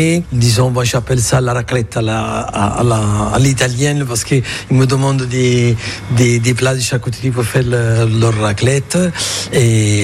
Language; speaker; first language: French; non-native, fluent; Italian